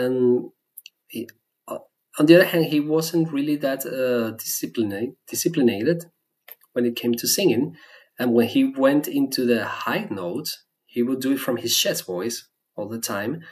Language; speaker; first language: English; non-native, fluent; Spanish